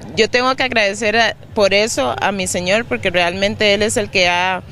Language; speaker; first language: Spanish; native; Spanish